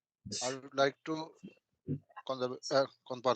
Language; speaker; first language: English; non-native, learner; Bangla